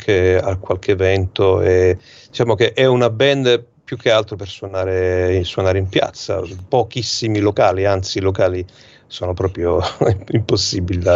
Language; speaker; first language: Italian; early bilingual, heritage; Italian